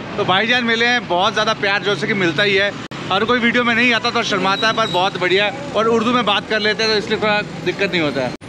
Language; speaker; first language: Hindi; native; Hindi